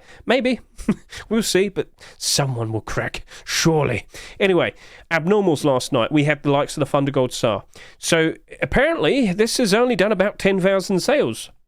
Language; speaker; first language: English; native; English